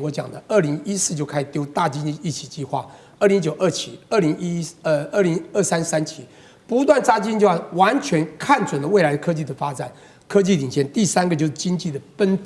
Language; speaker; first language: Chinese; native; Chinese